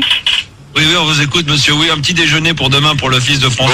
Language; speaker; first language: French; native; French